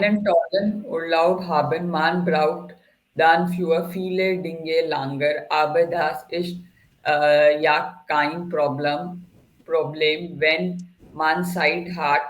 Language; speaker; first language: German; non-native, learner; Hindi